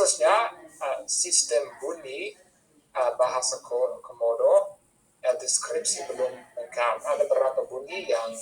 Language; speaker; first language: Indonesian; non-native, fluent; English